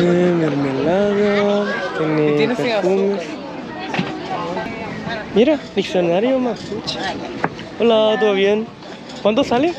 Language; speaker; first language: Spanish; non-native, learner; Thai